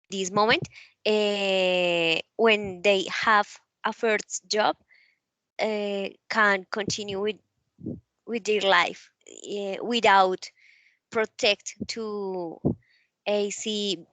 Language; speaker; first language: English; non-native, learner; Spanish